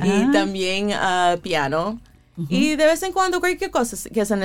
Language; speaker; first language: Spanish; early bilingual, heritage; Spanish